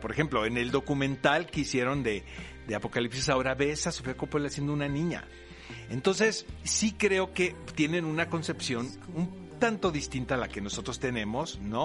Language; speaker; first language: Spanish; native; Spanish